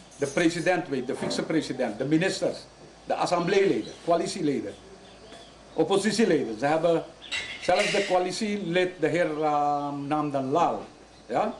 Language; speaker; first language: Dutch; native; Dutch